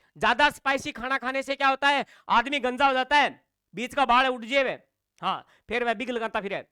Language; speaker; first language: Hindi; native; Hindi